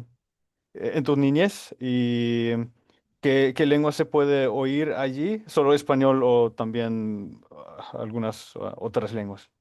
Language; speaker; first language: Spanish; non-native, fluent; Finnish